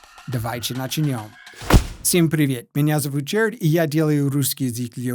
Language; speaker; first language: Russian; non-native, learner; English